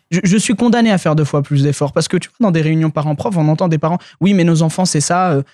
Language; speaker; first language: French; early bilingual, other home language; Arabic